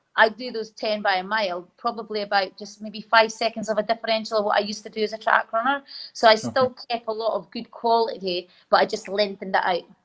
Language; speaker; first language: English; native; English